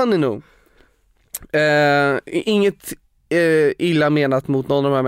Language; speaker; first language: Swedish; native; Swedish